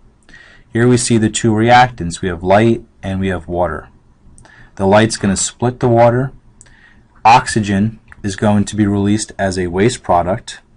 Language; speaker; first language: English; native; English